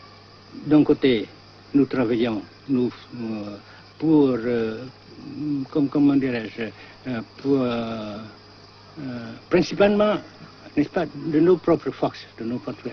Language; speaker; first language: French; non-native, local second language; Vietnamese